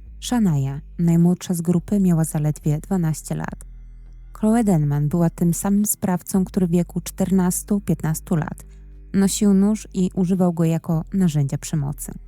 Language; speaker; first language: Polish; native; Polish